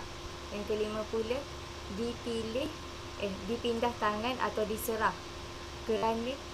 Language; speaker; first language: Malay; native; Malay